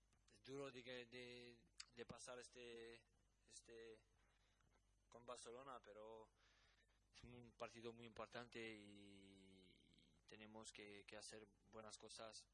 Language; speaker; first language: Spanish; non-native, learner; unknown